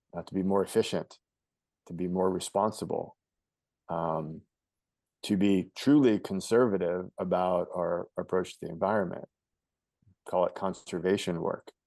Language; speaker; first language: English; native; English